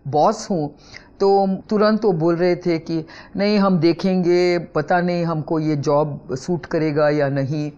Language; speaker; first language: Hindi; non-native, local second language; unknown